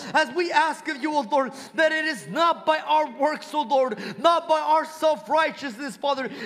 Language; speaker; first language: English; non-native, fluent; Spanish